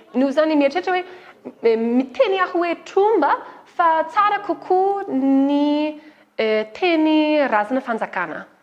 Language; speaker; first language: Malagasy; non-native, learner; English